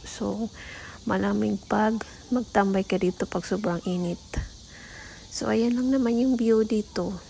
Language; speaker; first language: Filipino; non-native, local second language; Cebuano